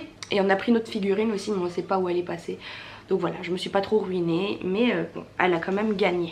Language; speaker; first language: French; native; French